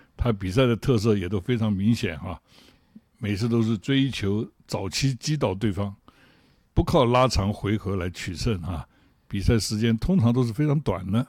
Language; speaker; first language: Chinese; native; Chinese